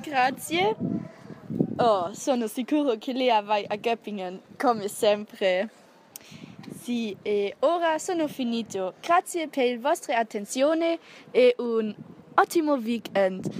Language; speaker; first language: Italian; non-native, learner; German